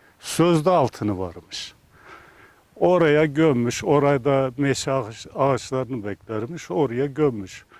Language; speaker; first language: Turkish; native; Turkish